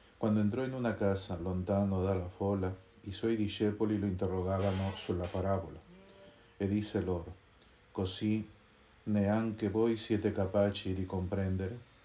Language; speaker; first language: Italian; non-native, fluent; Spanish